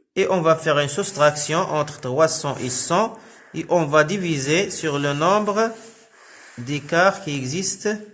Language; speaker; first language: French; non-native, local second language; Arabic